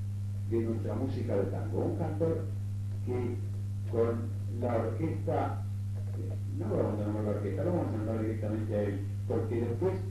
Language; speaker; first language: Spanish; native; Spanish